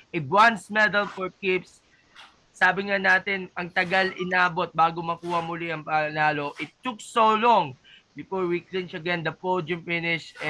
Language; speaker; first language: Filipino; native; Filipino